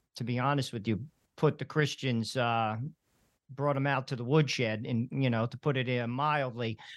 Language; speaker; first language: English; early bilingual, other home language; Italian